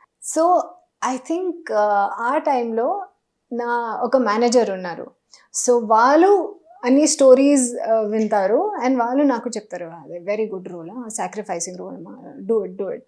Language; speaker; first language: Telugu; non-native, learner; Hindi